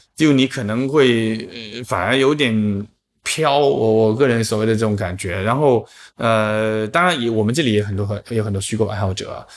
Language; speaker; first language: Chinese; non-native, local second language; Min Nan Chinese